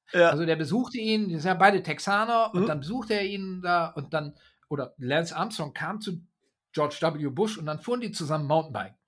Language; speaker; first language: German; native; German